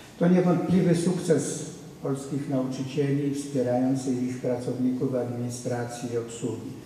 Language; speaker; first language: Polish; native; Polish